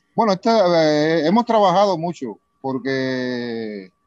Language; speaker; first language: Spanish; native; Spanish